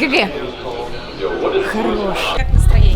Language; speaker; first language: Russian; native; Russian